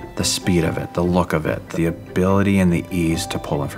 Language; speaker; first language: English; native; English